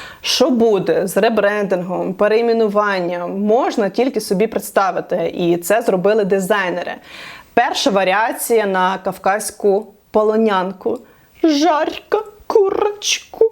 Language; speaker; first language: Ukrainian; native; Ukrainian